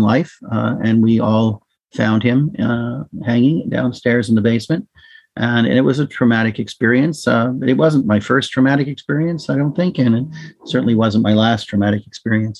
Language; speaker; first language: English; native; English